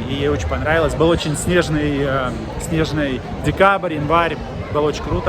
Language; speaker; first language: Russian; native; Russian